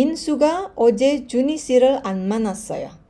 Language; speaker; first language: Korean; non-native, fluent; Indonesian